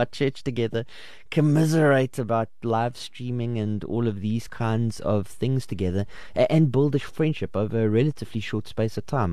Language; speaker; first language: English; native; English